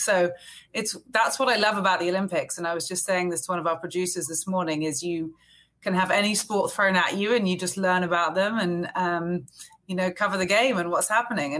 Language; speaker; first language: English; native; English